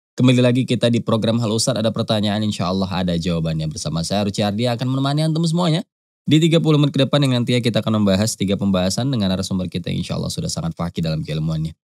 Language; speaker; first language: Indonesian; native; Indonesian